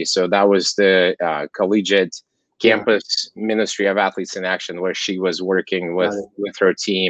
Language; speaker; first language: English; non-native, fluent; Kazakh